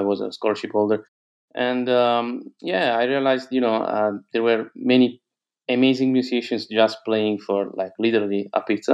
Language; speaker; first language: English; non-native, fluent; Italian